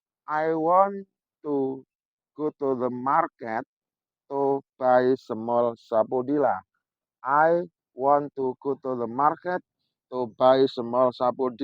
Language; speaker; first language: English; non-native, fluent; Indonesian